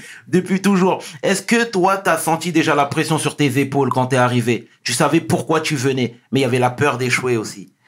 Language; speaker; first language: French; early bilingual, other home language; Wolof